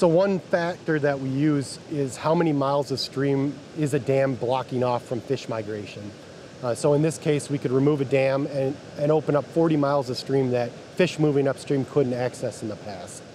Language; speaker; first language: English; native; English